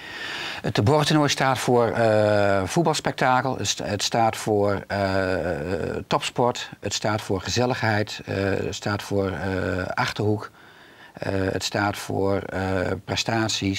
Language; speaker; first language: Dutch; native; Dutch